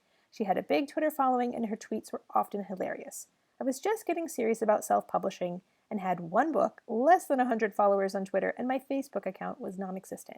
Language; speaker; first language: English; native; English